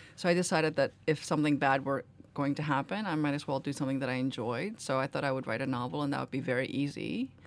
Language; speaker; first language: English; early bilingual, other home language; Korean